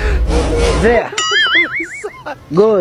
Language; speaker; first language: English; non-native, learner; Swahili